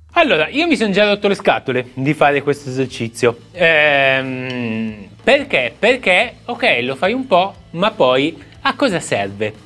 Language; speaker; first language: Italian; native; Italian